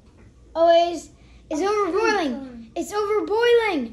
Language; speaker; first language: English; native; English